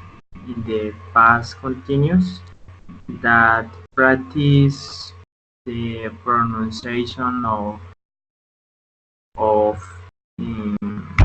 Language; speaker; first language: English; non-native, learner; Spanish